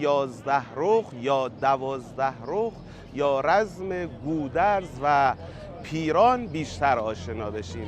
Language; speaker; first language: Persian; native; Persian